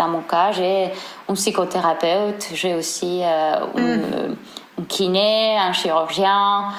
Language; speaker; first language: French; non-native, fluent; Spanish